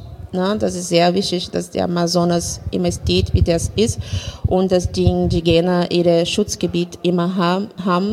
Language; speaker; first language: German; non-native, fluent; Portuguese